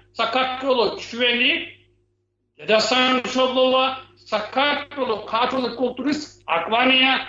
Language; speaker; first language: Georgian; non-native, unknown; Turkish